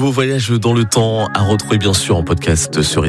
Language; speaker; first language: French; native; French